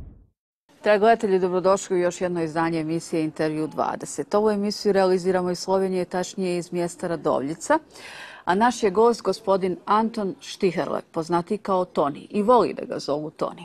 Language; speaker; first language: Serbian; native; Serbian